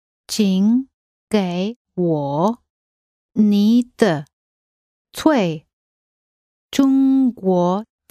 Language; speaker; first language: Chinese; non-native, learner; English